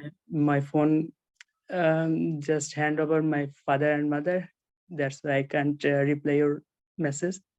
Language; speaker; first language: English; non-native, learner; Bangla